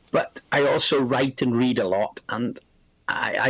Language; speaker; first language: English; native; English